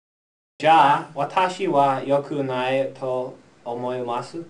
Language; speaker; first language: Japanese; non-native, learner; English